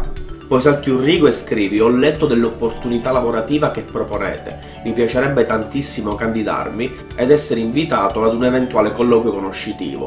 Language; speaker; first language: Italian; native; Italian